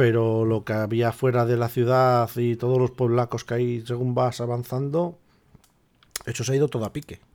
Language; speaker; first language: Spanish; native; Spanish